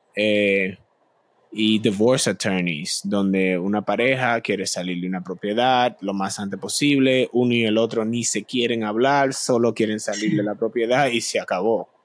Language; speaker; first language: Spanish; native; Spanish